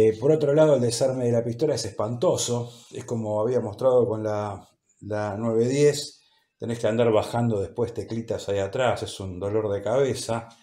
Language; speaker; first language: Spanish; native; Spanish